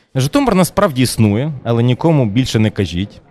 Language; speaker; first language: Ukrainian; native; Ukrainian